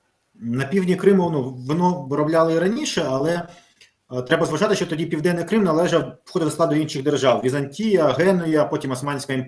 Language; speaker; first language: Ukrainian; native; Ukrainian